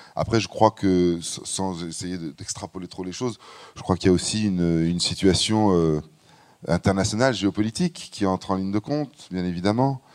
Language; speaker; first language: French; native; French